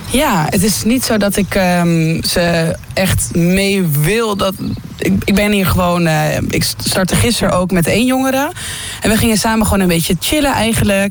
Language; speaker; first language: Dutch; native; Dutch